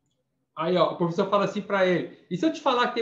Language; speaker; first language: Portuguese; native; Portuguese